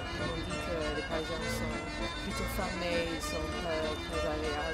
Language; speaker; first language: French; non-native, fluent; English